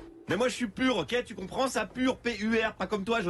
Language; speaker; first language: French; native; French